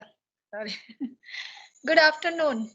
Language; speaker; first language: English; non-native, learner; Hindi